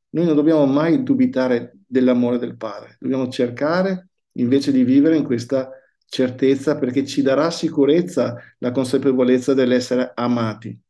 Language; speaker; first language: Italian; native; Italian